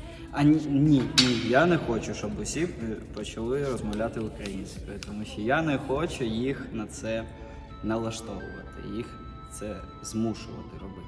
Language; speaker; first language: Ukrainian; non-native, local second language; Russian